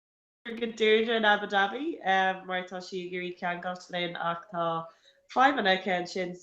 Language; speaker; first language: Irish; non-native, local second language; English